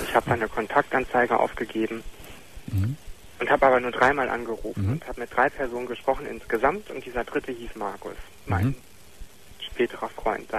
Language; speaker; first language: German; native; German